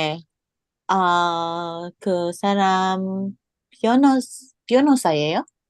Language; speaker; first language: Korean; non-native, learner; English